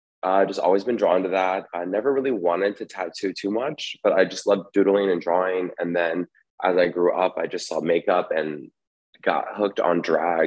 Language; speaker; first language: English; native; English